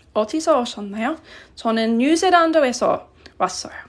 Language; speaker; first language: Korean; non-native, fluent; English